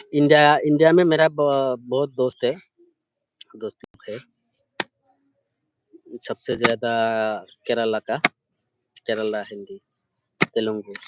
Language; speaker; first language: Hindi; non-native, learner; Bangla